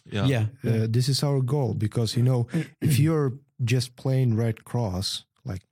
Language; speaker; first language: English; non-native, fluent; Ukrainian